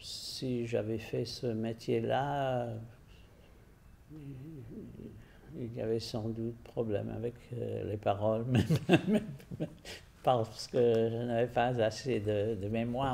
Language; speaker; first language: French; non-native, fluent; English